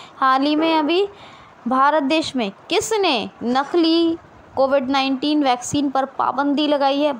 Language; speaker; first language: Hindi; native; Hindi